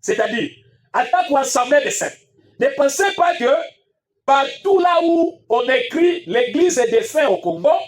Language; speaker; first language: French; non-native, local second language; Swahili